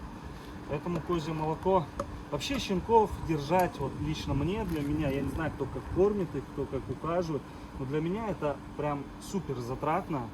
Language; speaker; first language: Russian; native; Russian